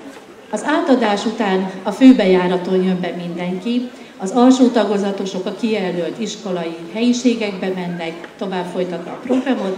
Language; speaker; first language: Hungarian; native; Hungarian